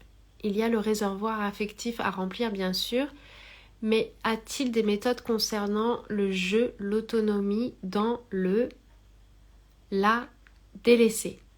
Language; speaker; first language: French; native; French